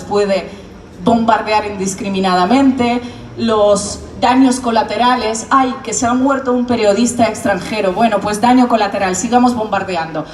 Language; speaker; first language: Spanish; non-native, fluent; Russian